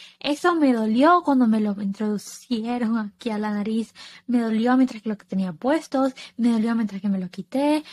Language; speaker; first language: Spanish; early bilingual, heritage; Spanish